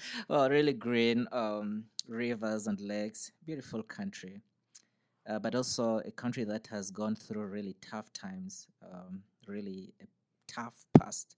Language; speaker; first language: English; non-native, local second language; Acoli